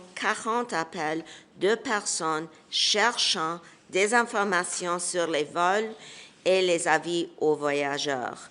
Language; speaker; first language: French; non-native, local second language; English